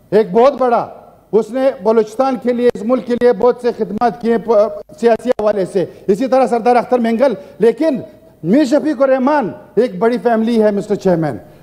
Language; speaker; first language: Urdu; non-native, local second language; Pashto